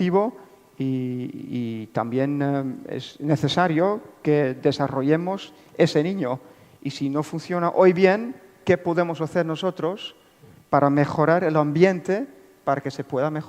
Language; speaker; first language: Spanish; non-native, fluent; Dutch